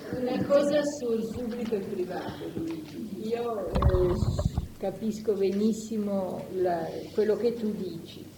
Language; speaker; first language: Italian; native; Italian